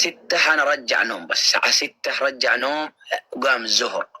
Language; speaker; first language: Arabic; non-native, learner; Oromo